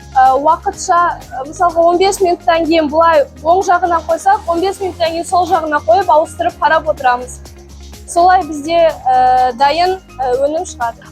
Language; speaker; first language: Kazakh; native; Kazakh